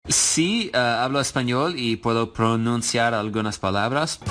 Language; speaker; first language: Spanish; non-native, learner; English